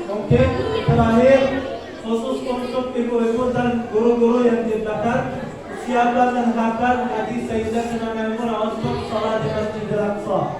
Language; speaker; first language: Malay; non-native, learner; Arabic